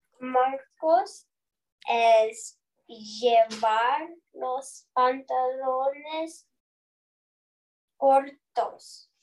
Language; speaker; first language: Spanish; non-native, learner; English